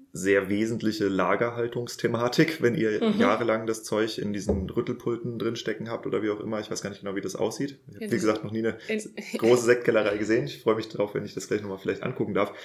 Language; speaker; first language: German; native; German